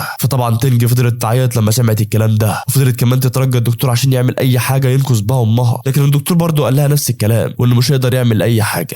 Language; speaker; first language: Arabic; native; Arabic